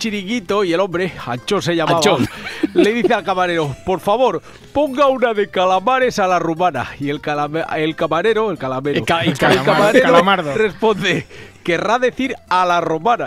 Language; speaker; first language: Spanish; native; Spanish